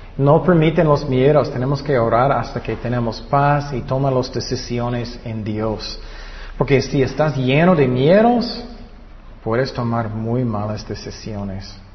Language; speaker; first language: Spanish; non-native, fluent; English